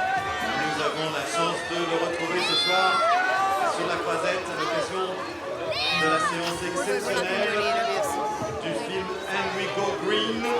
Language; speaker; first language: French; native; French